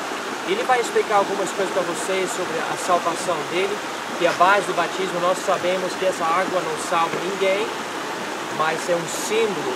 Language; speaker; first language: Portuguese; non-native, fluent; English